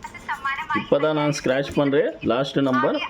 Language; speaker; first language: Tamil; non-native, learner; Kannada